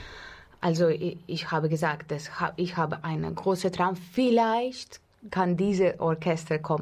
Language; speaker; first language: German; non-native, learner; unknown